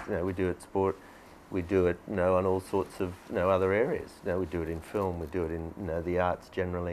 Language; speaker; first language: English; native; English